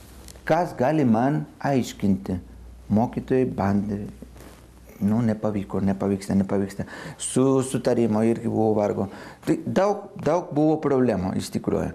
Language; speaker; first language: Lithuanian; non-native, fluent; Spanish